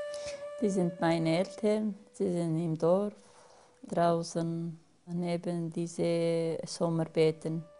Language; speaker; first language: German; non-native, fluent; Aramaic